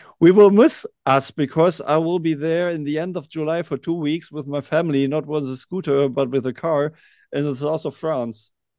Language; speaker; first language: English; non-native, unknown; German